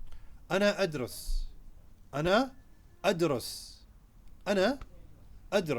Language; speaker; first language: Arabic; non-native, fluent; Urdu